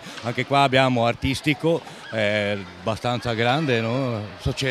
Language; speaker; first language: Italian; non-native, learner; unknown